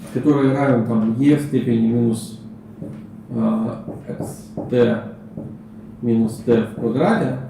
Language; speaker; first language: Russian; native; Russian